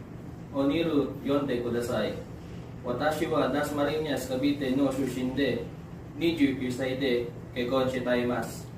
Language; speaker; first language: Japanese; non-native, learner; Filipino